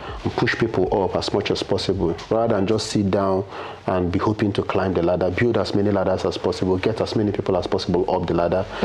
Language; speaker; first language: English; non-native, local second language; Igbo